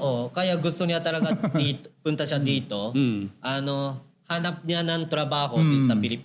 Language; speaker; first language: Filipino; non-native, learner; Japanese